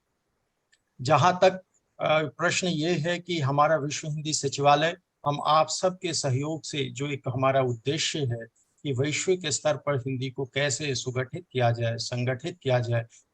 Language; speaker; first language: Hindi; native; Hindi